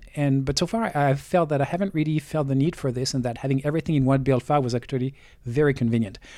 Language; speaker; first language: English; non-native, fluent; French